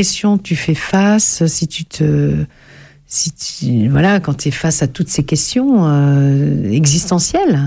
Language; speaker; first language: French; native; French